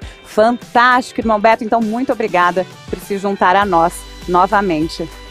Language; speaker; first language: Portuguese; native; Portuguese